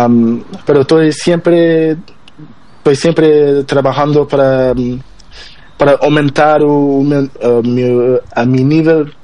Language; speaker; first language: Spanish; non-native, learner; Portuguese